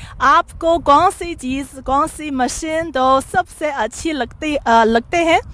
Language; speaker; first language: Hindi; non-native, fluent; Chinese